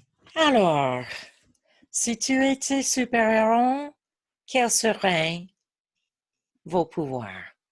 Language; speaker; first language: French; non-native, fluent; English